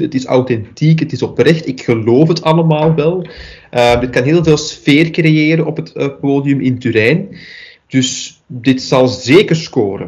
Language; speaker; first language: Dutch; native; Dutch